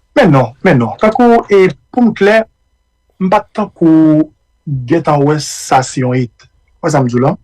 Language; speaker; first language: Haitian Creole; early bilingual, heritage; Haitian Creole